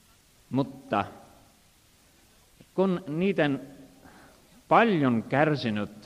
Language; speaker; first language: Finnish; non-native, fluent; Estonian